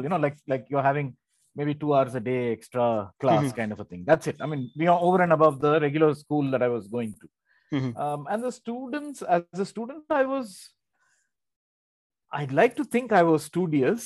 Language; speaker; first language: English; non-native, local second language; Tamil